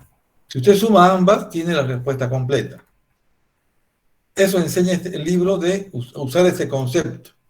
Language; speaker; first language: Spanish; native; Spanish